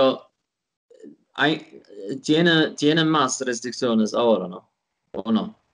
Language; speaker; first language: Spanish; non-native, learner; Swedish